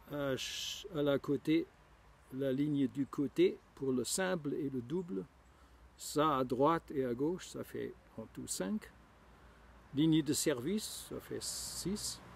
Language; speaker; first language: French; non-native, fluent; German